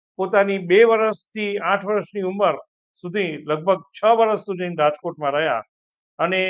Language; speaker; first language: Gujarati; native; Gujarati